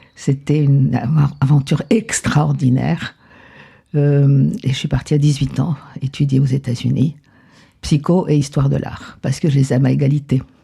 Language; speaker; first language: French; non-native, fluent; Spanish